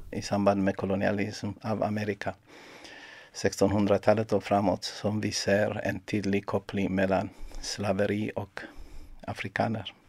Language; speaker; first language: Swedish; non-native, fluent; Amharic